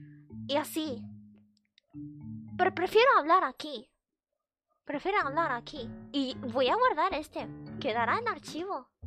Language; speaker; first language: Spanish; non-native, fluent; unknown